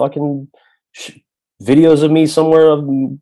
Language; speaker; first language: English; native; English